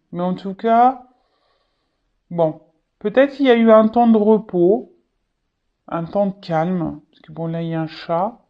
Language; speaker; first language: French; native; French